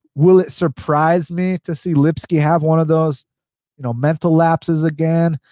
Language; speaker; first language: English; early bilingual, other home language; Spanish